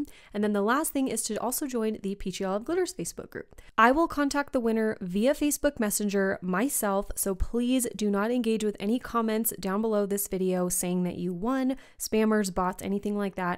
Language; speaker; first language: English; native; English